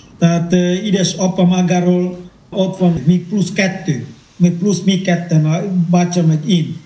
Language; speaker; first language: Hungarian; non-native, fluent; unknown